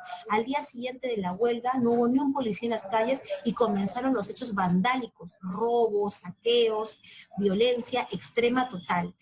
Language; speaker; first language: Spanish; native; Spanish